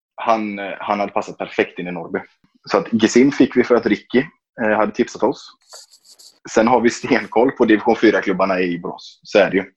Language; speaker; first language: Swedish; native; Swedish